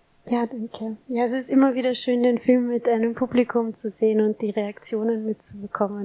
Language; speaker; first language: German; native; German